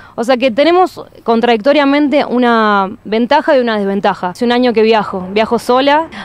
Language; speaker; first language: Spanish; native; Spanish